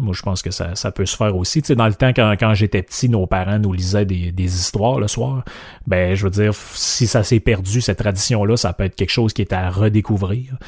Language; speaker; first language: French; native; French